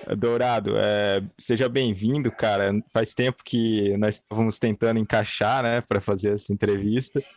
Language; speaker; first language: Portuguese; native; Portuguese